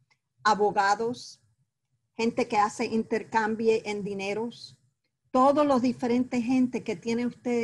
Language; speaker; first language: Spanish; early bilingual, heritage; Spanish